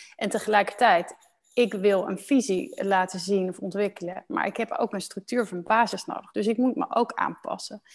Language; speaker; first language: Dutch; native; Dutch